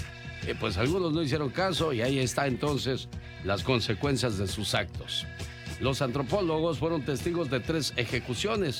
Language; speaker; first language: Spanish; native; Spanish